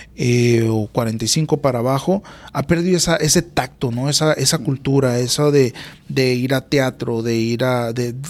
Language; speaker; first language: Spanish; native; Spanish